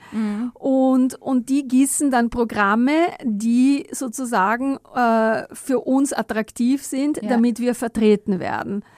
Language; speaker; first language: German; non-native, fluent; Italian